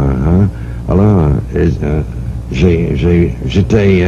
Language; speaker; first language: French; non-native, learner; English